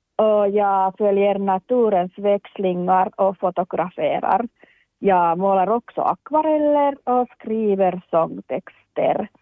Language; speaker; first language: Swedish; non-native, local second language; Finnish